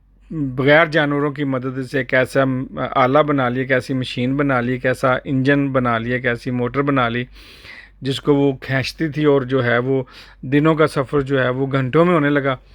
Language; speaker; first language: Urdu; native; Urdu